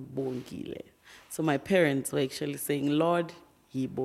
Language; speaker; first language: English; non-native, local second language; Tsonga